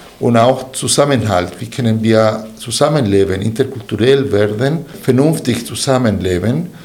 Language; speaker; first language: German; non-native, fluent; Spanish